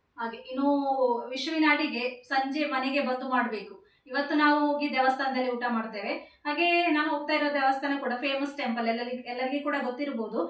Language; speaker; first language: Kannada; native; Kannada